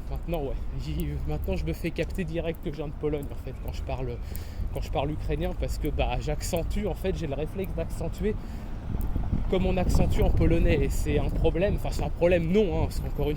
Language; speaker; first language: French; native; French